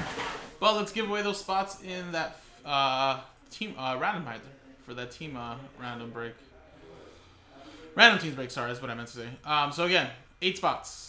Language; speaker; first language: English; native; English